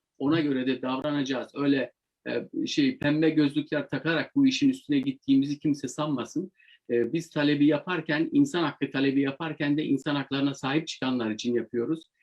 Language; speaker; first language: Turkish; native; Turkish